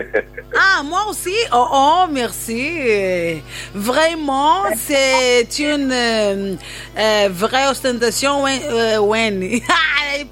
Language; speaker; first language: French; non-native, learner; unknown